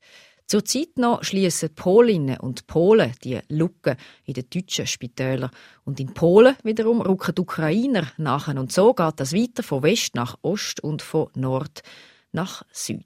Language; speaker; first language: German; native; German